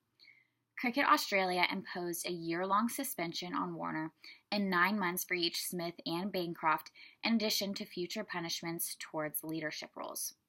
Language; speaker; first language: English; native; English